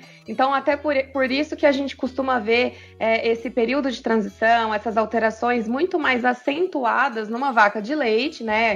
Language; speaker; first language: Portuguese; native; Portuguese